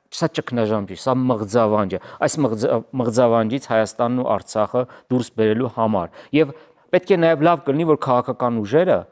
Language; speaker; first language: Armenian; native; Armenian